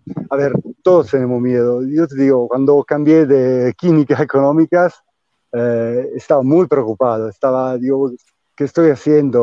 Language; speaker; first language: Spanish; non-native, fluent; Italian